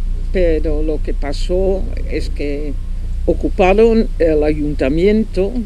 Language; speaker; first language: Spanish; non-native, fluent; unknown